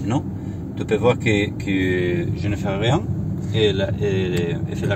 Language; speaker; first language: French; non-native, learner; Spanish